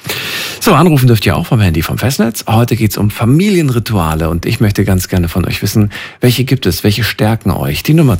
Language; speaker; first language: German; native; German